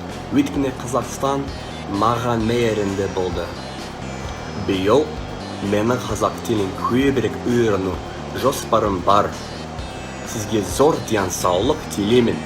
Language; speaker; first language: Kazakh; non-native, learner; English